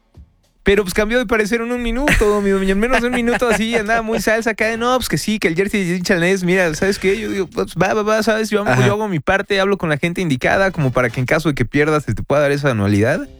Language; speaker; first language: Spanish; native; Spanish